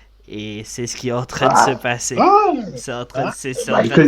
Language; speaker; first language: French; native; French